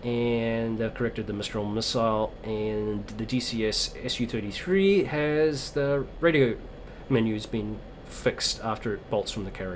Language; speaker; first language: English; native; English